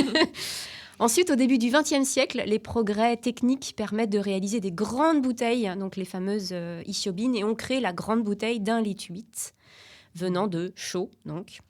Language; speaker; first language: French; native; French